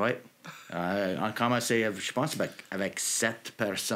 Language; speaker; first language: French; non-native, local second language; English